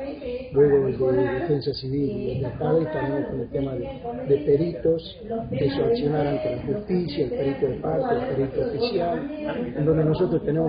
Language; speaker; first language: Spanish; native; Spanish